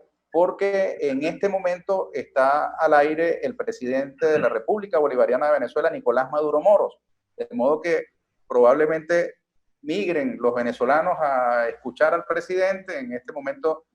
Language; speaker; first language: Spanish; native; Spanish